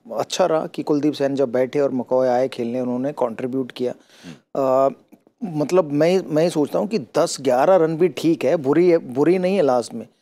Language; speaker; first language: Hindi; native; Hindi